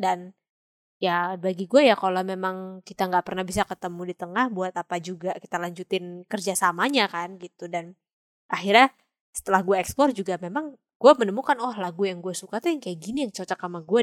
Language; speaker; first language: Indonesian; early bilingual, heritage; Indonesian